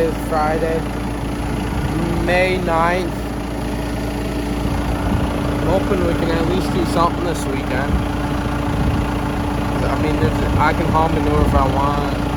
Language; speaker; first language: English; native; English